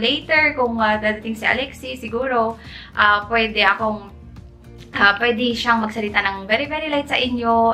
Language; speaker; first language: Filipino; native; Filipino